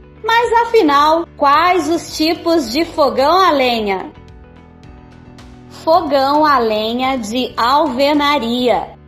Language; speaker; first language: Portuguese; native; Portuguese